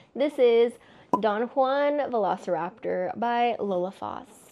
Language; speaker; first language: English; native; English